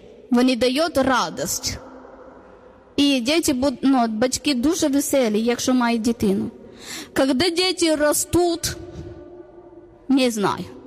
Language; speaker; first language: Ukrainian; non-native, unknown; Malayalam